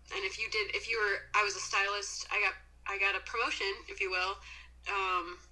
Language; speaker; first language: English; native; English